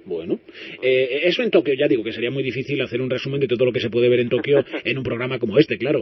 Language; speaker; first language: Spanish; native; Spanish